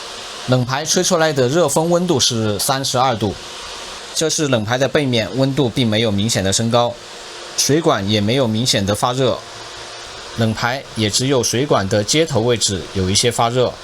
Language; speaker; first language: Chinese; native; Chinese